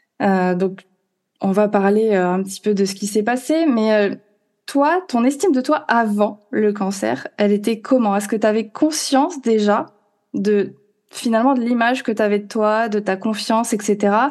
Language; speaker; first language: French; native; French